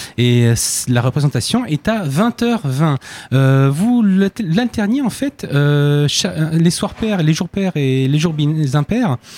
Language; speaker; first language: French; native; French